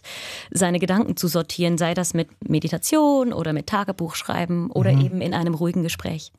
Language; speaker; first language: German; native; German